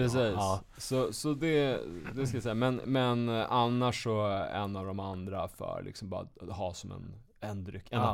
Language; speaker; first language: Swedish; native; Swedish